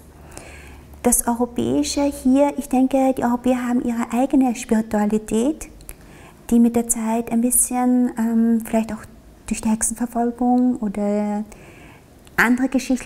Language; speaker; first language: German; early bilingual, other home language; Vietnamese